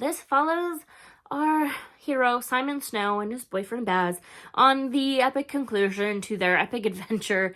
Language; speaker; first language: English; native; English